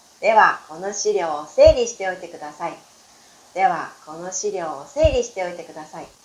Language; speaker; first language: Japanese; non-native, fluent; Chinese